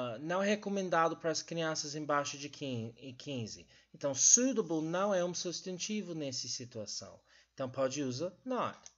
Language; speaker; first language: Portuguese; non-native, learner; English